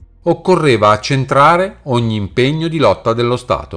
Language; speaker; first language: Italian; native; Italian